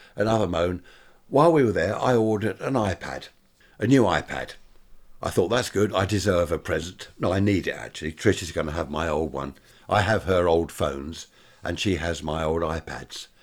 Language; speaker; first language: English; native; English